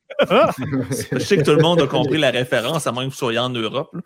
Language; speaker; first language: French; native; French